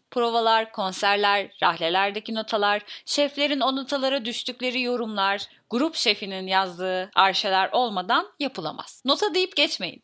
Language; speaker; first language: Turkish; native; Turkish